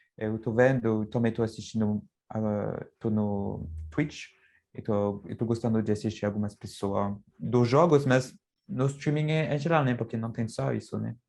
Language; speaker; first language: Portuguese; non-native, fluent; French